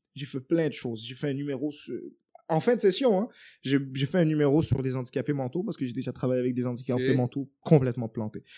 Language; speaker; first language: French; native; French